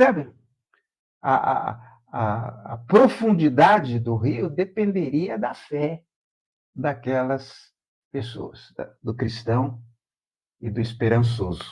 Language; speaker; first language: Portuguese; native; Portuguese